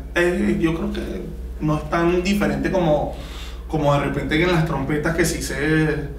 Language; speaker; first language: Spanish; native; Spanish